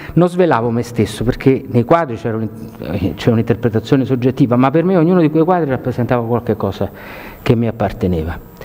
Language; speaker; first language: Italian; native; Italian